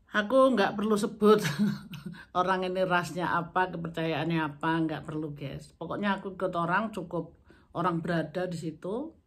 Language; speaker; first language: Indonesian; non-native, local second language; Javanese